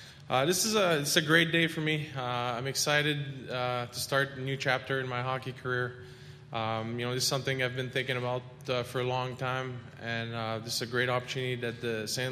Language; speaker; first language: English; non-native, fluent; French